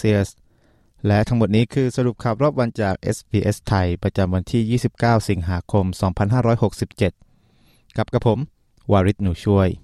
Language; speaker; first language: Thai; native; Thai